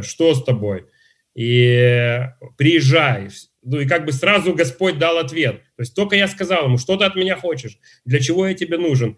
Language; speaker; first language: Russian; native; Russian